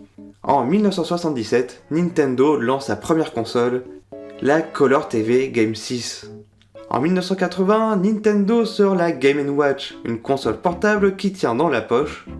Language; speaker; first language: French; native; French